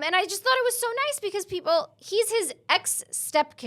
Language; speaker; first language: English; native; English